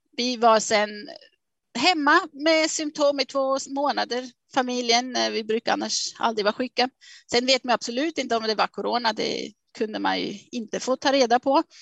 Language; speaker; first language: Swedish; non-native, fluent; Swiss German